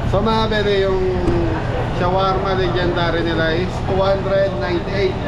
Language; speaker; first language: Filipino; native; Filipino